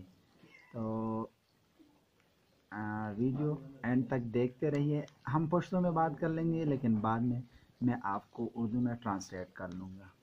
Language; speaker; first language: Hindi; non-native, local second language; Pashto